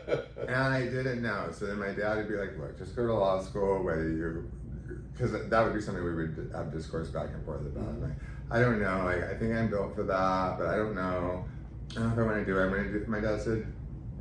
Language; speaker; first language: English; native; English